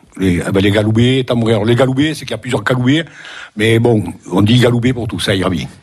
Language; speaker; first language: French; native; French